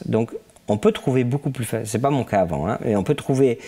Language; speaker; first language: French; native; French